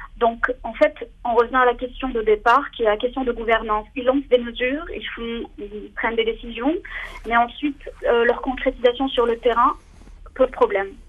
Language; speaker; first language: French; non-native, local second language; Arabic